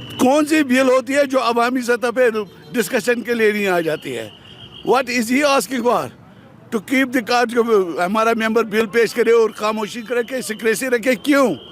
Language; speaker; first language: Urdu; non-native, local second language; Kashmiri